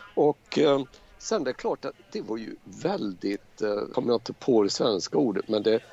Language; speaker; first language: Swedish; native; Swedish